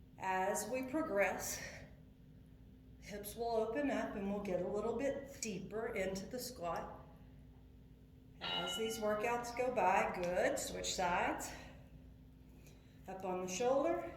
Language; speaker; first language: English; native; English